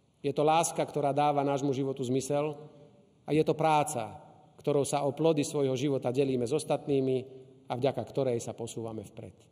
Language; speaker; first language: Slovak; native; Slovak